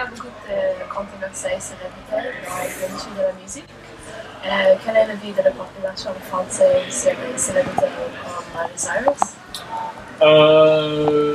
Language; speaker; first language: French; non-native, learner; English